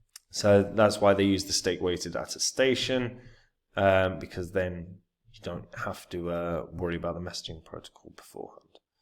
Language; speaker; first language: English; native; English